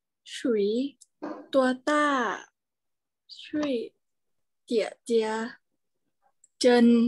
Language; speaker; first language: Chinese; non-native, learner; Thai